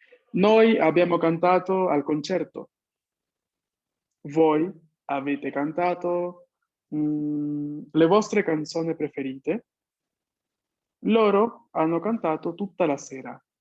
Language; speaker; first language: Italian; non-native, fluent; Spanish